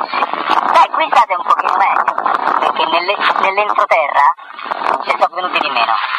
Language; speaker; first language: Italian; native; Italian